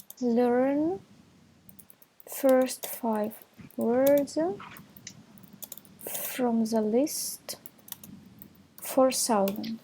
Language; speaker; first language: English; non-native, fluent; Russian